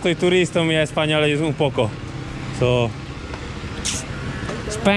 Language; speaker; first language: Spanish; non-native, learner; Polish